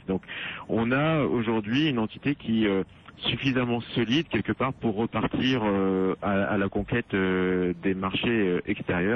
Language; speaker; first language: French; native; French